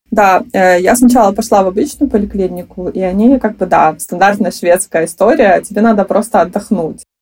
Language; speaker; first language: Russian; native; Russian